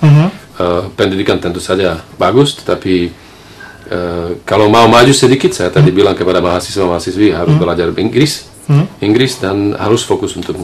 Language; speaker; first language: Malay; non-native, fluent; Slovak